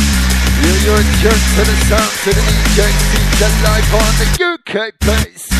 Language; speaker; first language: English; native; English